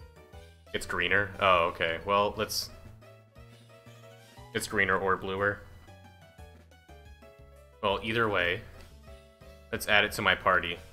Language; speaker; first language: English; native; English